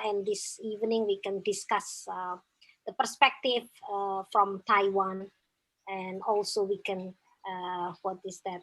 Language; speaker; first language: English; non-native, fluent; Indonesian